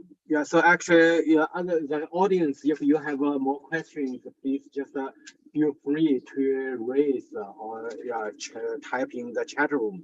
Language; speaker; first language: English; non-native, fluent; Chinese